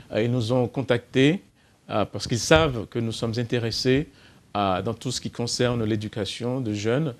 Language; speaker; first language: French; non-native, fluent; English